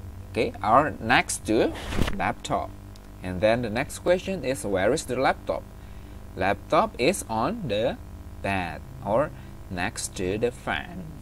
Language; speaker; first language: English; non-native, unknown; Indonesian